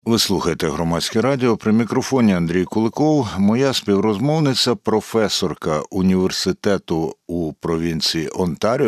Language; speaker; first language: Ukrainian; native; Ukrainian